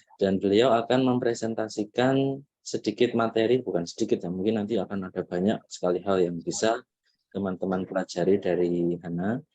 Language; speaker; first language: Indonesian; native; Indonesian